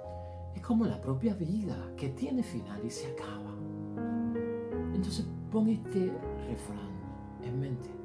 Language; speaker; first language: Spanish; native; Spanish